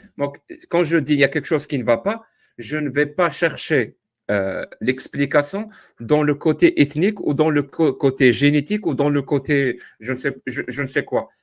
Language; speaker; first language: French; non-native, local second language; Kabyle